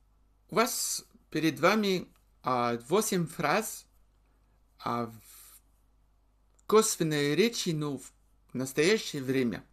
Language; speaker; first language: Russian; non-native, fluent; French